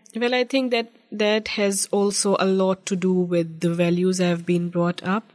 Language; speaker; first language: English; non-native, local second language; Urdu